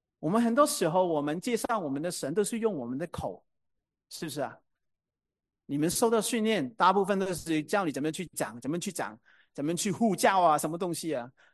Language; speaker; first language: Chinese; non-native, local second language; Cantonese